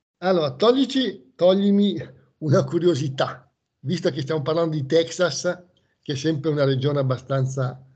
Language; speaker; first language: Italian; native; Italian